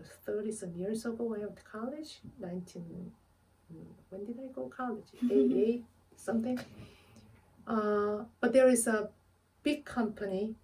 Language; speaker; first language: English; non-native, fluent; Korean